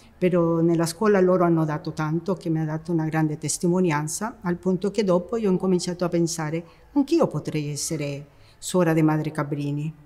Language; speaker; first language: Italian; non-native, fluent; Spanish